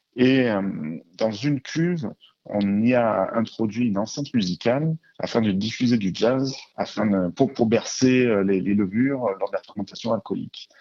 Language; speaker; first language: French; native; French